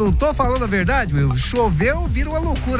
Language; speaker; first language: Portuguese; native; Portuguese